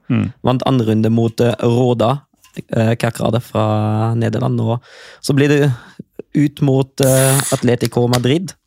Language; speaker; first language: Norwegian; non-native, fluent; German